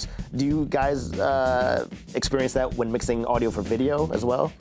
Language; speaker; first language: English; native; English